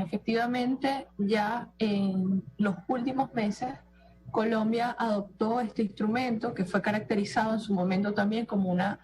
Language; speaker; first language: Spanish; native; Spanish